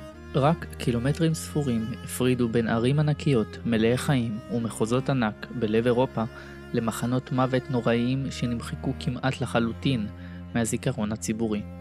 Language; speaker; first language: Hebrew; native; Hebrew